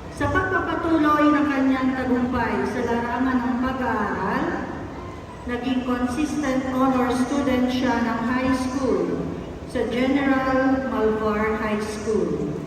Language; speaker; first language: Filipino; native; Filipino